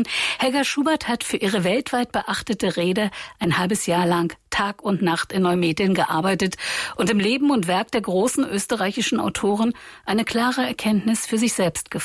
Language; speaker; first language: German; native; German